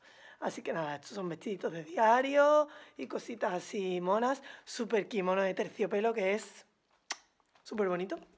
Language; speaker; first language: Spanish; native; Spanish